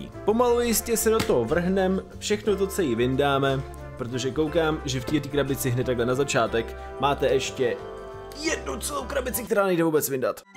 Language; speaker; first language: Czech; native; Czech